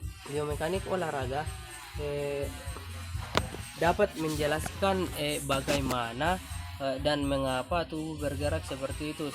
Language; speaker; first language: Indonesian; native; Indonesian